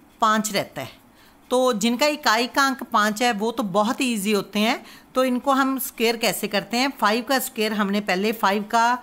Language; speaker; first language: Hindi; non-native, local second language; Punjabi